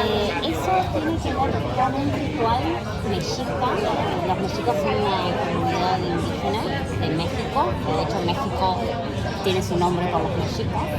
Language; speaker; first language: Spanish; native; Spanish